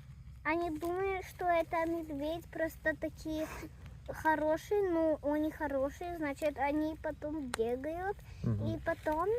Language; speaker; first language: Russian; early bilingual, heritage; Russian